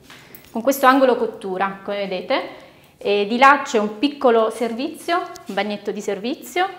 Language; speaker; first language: Italian; native; Italian